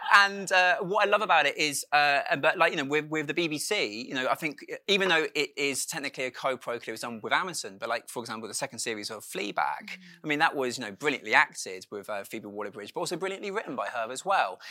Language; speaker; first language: English; native; English